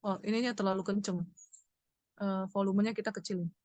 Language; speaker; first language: Indonesian; native; Indonesian